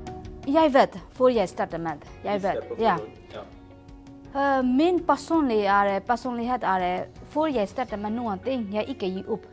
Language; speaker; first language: Norwegian; non-native, learner; Burmese